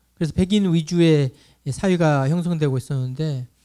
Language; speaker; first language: Korean; native; Korean